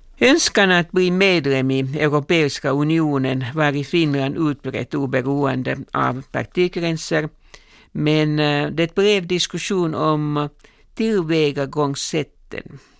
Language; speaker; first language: Swedish; non-native, local second language; Finnish